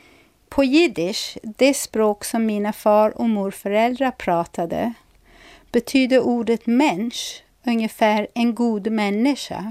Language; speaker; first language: Swedish; non-native, fluent; English